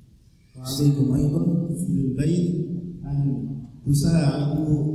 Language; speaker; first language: Arabic; non-native, learner; Indonesian